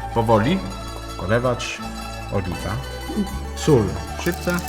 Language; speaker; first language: Polish; non-native, learner; Italian